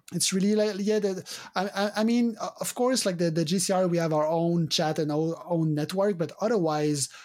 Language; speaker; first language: English; non-native, fluent; French